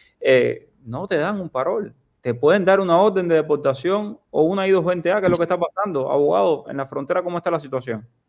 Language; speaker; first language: Spanish; native; Spanish